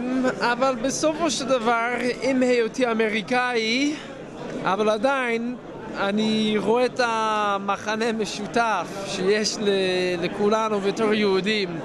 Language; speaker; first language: Hebrew; non-native, fluent; English